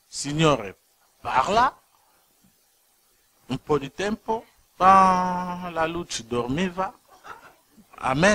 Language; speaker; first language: Italian; non-native, learner; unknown